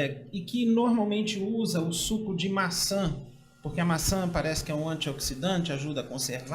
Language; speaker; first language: Portuguese; native; Portuguese